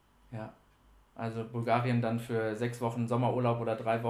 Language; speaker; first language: German; native; German